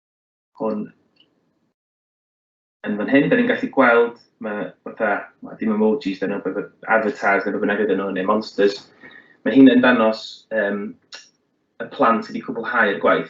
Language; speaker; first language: Welsh; native; Welsh